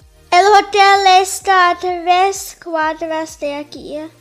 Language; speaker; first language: Spanish; non-native, learner; English